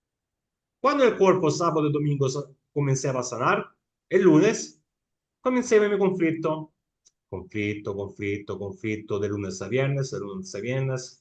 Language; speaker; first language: Spanish; non-native, fluent; Italian